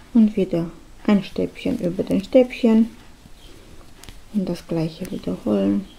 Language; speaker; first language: German; non-native, fluent; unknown